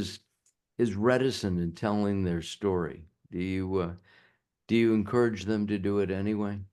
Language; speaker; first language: English; native; English